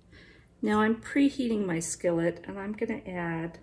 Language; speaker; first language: English; native; English